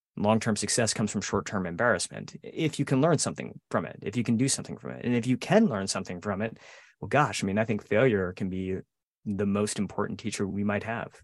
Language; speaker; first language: English; native; English